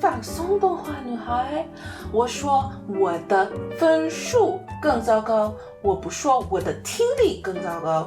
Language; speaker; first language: Chinese; non-native, learner; English